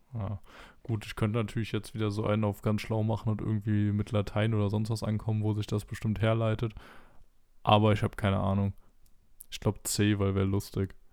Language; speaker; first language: German; native; German